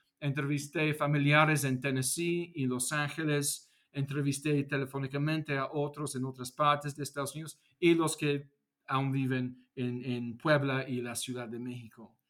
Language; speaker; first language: Spanish; non-native, fluent; English